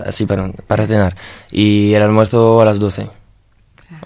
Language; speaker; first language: Spanish; non-native, learner; French